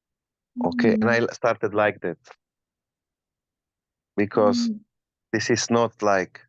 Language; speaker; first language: English; non-native, learner; Slovak